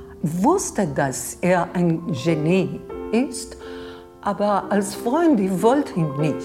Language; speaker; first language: German; non-native, fluent; Hebrew